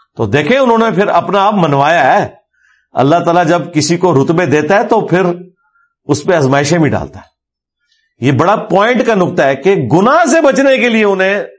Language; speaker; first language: Urdu; non-native, local second language; Punjabi